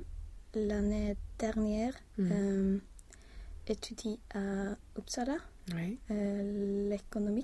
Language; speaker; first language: French; non-native, learner; Swedish